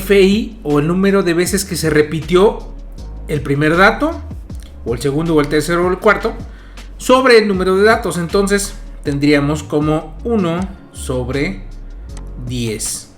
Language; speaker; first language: Spanish; native; Spanish